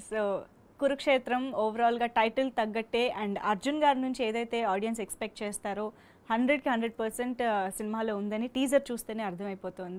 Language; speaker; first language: Telugu; native; Telugu